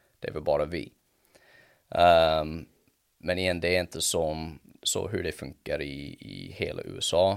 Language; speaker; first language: Swedish; non-native, fluent; English